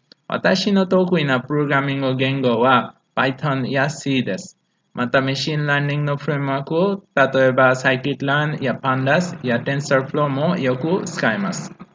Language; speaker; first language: Japanese; non-native, learner; Bangla